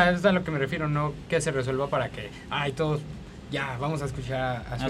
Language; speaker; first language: Spanish; native; Spanish